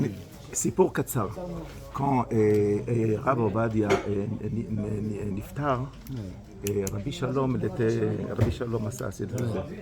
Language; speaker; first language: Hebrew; non-native, fluent; French